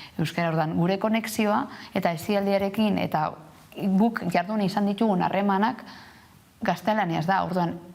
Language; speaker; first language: Basque; non-native, local second language; Spanish